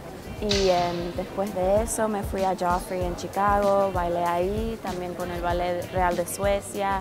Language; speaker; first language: Spanish; early bilingual, heritage; English